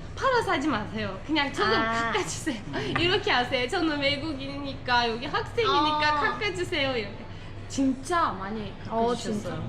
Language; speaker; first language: Korean; non-native, fluent; Turkish